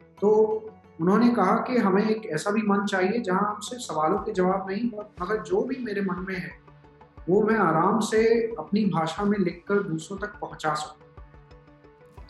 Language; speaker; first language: Hindi; native; Hindi